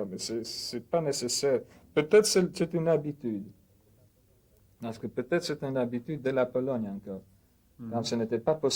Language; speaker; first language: French; non-native, fluent; Polish